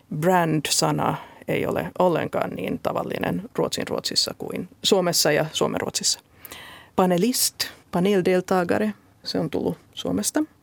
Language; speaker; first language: Finnish; non-native, local second language; Swedish